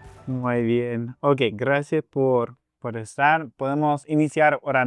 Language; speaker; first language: Spanish; non-native, fluent; English